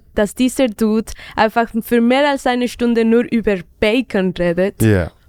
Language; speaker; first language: German; non-native, fluent; Spanish